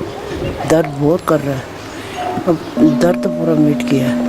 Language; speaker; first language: Hindi; non-native, local second language; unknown